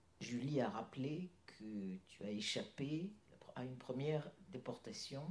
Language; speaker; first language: French; native; French